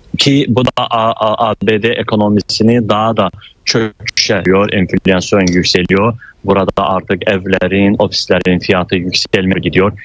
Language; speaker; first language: Turkish; non-native, fluent; Azerbaijani